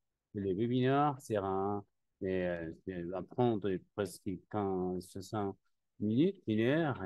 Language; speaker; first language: French; non-native, learner; Spanish